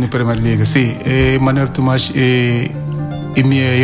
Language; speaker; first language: Portuguese; non-native, learner; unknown